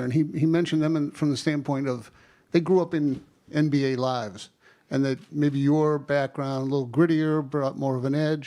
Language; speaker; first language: English; native; English